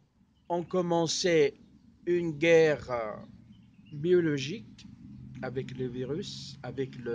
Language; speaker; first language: French; non-native, fluent; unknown